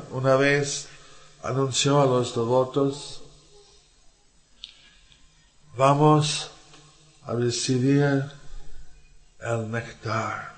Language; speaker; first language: Spanish; non-native, learner; English